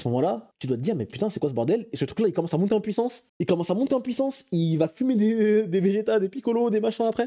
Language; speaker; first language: French; native; French